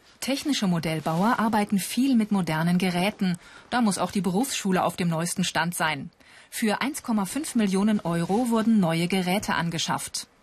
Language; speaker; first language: German; native; German